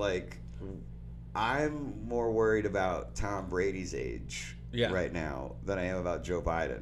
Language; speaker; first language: English; native; English